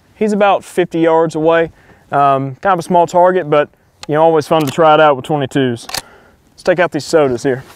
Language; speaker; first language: English; native; English